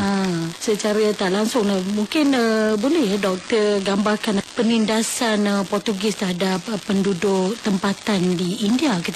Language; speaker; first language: Malay; native; Malay